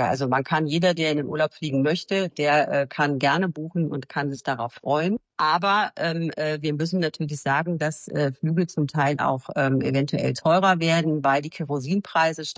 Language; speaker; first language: German; native; German